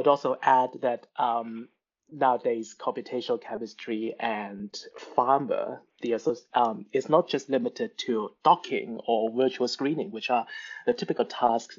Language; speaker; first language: English; non-native, local second language; Cantonese